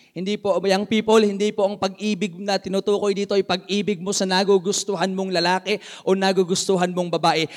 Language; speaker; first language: Filipino; native; Filipino